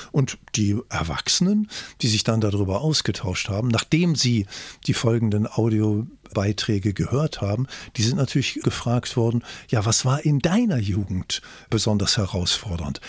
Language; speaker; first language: German; native; German